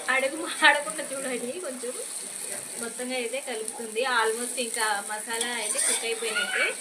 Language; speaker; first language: Telugu; non-native, local second language; Urdu